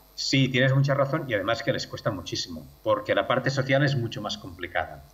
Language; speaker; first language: Spanish; non-native, local second language; Catalan